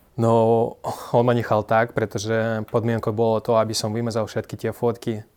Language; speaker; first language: Slovak; non-native, fluent; Russian